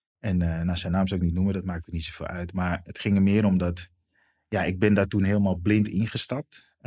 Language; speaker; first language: Dutch; native; Dutch